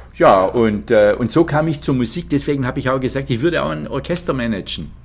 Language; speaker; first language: German; native; German